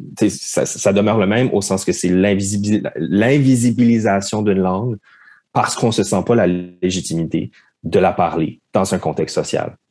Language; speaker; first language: French; native; French